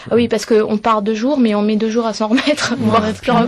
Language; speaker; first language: French; native; French